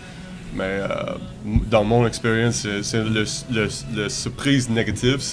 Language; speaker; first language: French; non-native, learner; English